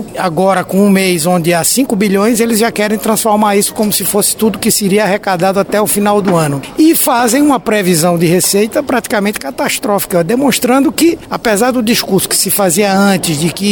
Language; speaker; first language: Portuguese; native; Portuguese